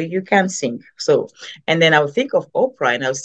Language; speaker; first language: English; non-native, local second language; French